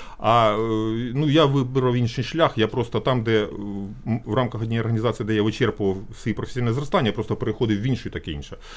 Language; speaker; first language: Ukrainian; native; Ukrainian